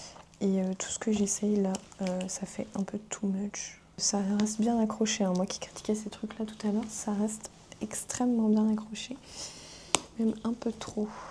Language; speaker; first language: French; native; French